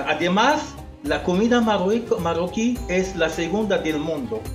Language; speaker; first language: Spanish; non-native, fluent; Arabic